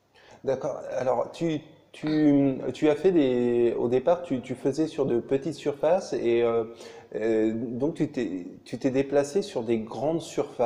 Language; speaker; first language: French; native; French